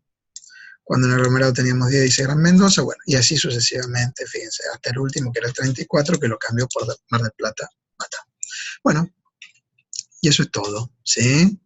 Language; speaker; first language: Spanish; native; Spanish